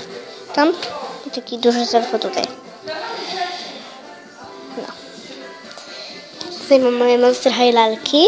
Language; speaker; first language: Polish; early bilingual, heritage; Polish